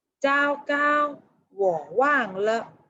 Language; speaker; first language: Chinese; non-native, fluent; Thai